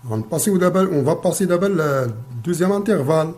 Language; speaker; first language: French; non-native, local second language; Arabic